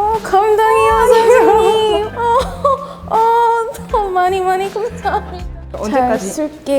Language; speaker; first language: Korean; non-native, learner; English